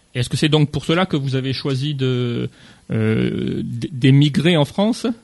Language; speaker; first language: French; native; French